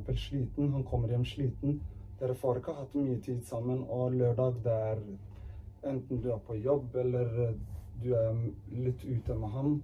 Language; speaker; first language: Norwegian; early bilingual, other home language; Urdu